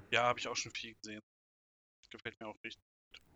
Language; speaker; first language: German; native; German